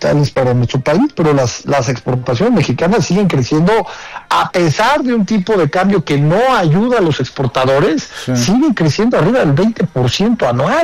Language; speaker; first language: Spanish; native; Spanish